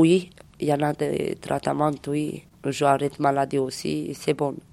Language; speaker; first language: French; non-native, learner; Romanian